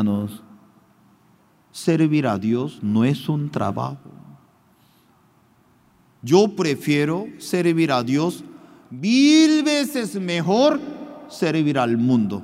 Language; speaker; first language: Spanish; non-native, fluent; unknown